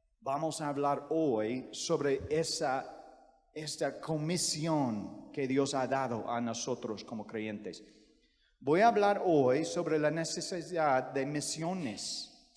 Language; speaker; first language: Spanish; non-native, fluent; English